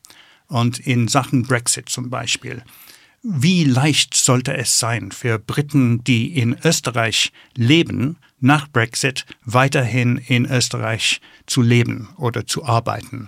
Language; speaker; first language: German; non-native, fluent; English